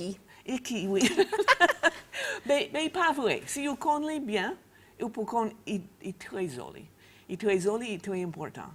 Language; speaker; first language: Haitian Creole; non-native, fluent; English